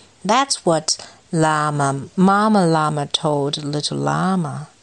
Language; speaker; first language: English; non-native, fluent; Chinese